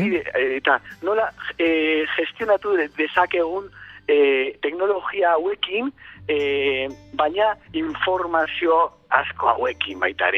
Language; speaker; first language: Basque; non-native, learner; Spanish